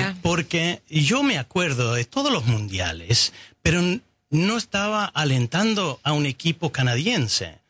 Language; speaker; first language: Spanish; non-native, fluent; English